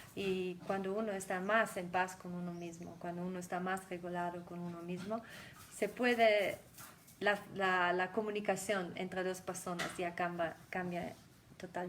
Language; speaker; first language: Spanish; non-native, fluent; German